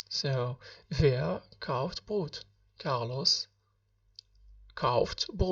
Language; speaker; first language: German; non-native, learner; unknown